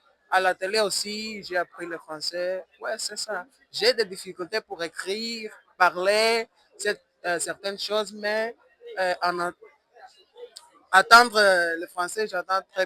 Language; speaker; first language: French; non-native, learner; Portuguese